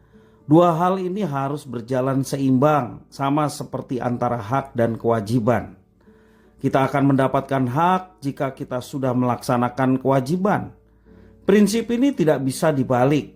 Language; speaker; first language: Indonesian; native; Indonesian